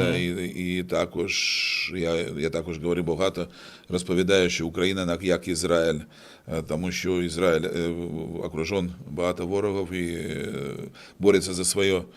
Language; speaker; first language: Ukrainian; non-native, local second language; Russian